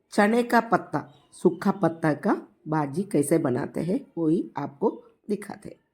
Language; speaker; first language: Hindi; non-native, local second language; Malayalam